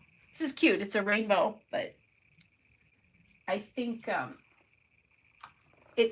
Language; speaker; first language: English; native; English